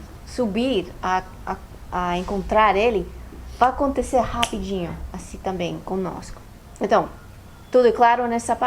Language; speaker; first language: Portuguese; non-native, fluent; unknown